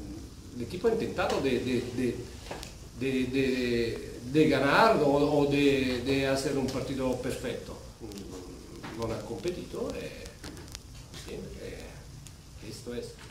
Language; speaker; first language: Spanish; non-native, fluent; Italian